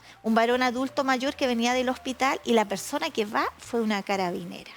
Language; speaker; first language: Spanish; native; Spanish